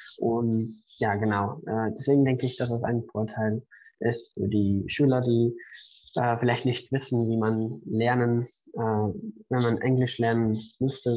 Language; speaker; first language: German; non-native, fluent; Spanish